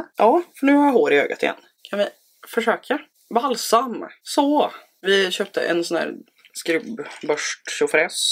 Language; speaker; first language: Swedish; native; Swedish